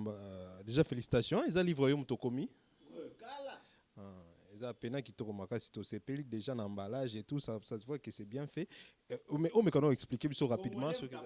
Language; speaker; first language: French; non-native, local second language; Lingala